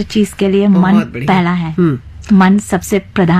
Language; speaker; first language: Hindi; non-native, fluent; Sinhala